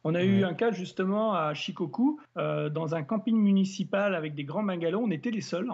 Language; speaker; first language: French; native; French